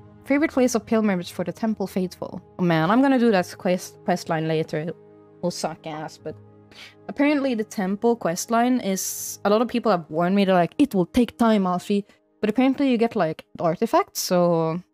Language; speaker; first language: English; non-native, fluent; Swedish